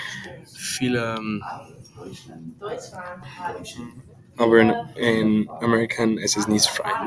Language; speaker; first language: German; non-native, learner; English